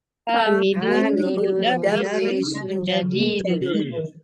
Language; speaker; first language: Arabic; non-native, learner; Malay